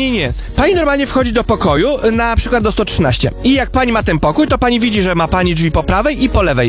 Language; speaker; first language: Polish; native; Polish